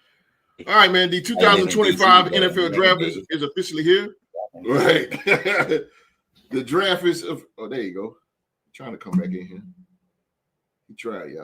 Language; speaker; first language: English; native; English